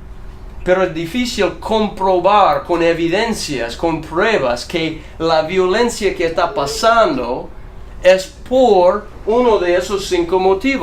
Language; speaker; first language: Spanish; non-native, fluent; English